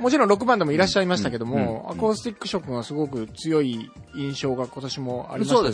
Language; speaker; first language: Japanese; native; Japanese